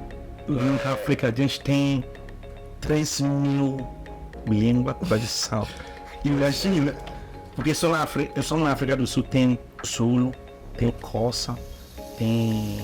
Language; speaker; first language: Portuguese; non-native, learner; Igbo